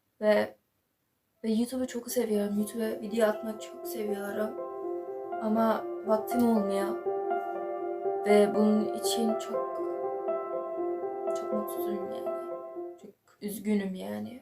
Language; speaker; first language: Turkish; non-native, learner; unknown